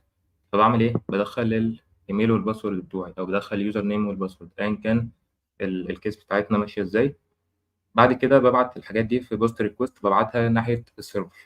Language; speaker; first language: Arabic; native; Arabic